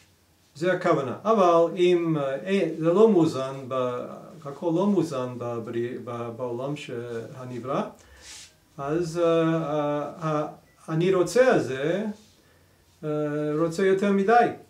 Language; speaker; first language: Hebrew; non-native, fluent; English